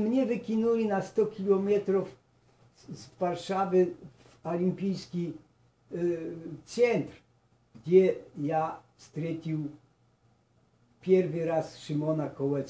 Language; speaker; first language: Russian; non-native, learner; Polish